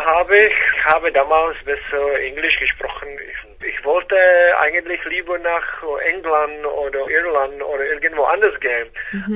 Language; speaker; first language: German; non-native, fluent; Czech